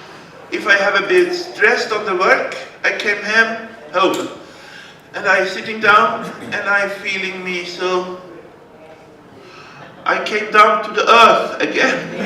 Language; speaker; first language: English; non-native, learner; Swedish